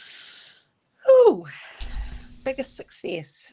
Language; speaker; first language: English; native; English